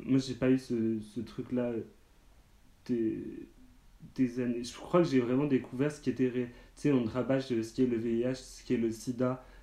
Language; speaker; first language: French; native; French